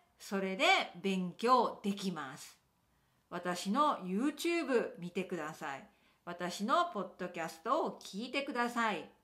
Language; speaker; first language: Japanese; native; Japanese